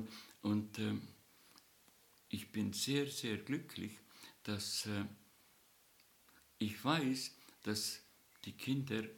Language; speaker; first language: German; non-native, learner; Estonian